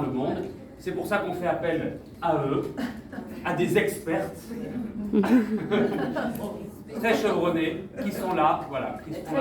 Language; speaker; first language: French; native; French